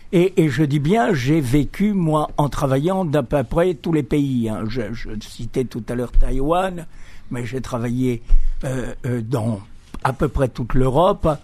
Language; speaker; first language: French; native; French